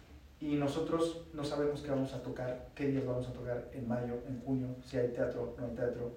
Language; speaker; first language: Spanish; native; Spanish